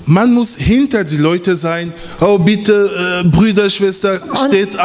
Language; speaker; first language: German; non-native, fluent; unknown